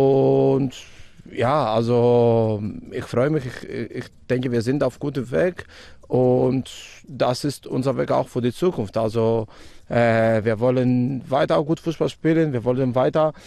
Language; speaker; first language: German; non-native, fluent; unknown